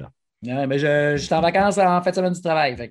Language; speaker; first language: French; native; French